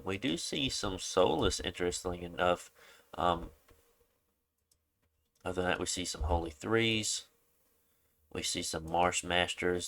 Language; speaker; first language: English; native; English